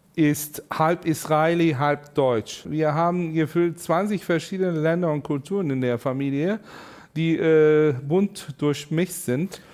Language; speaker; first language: German; non-native, fluent; Turkish